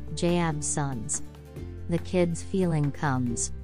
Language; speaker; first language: English; non-native, fluent; Thai